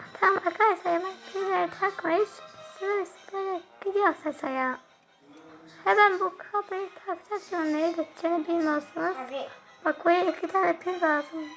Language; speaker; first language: Turkish; early bilingual, heritage; Turkish